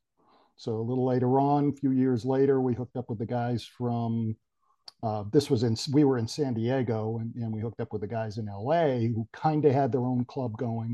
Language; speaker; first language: English; native; English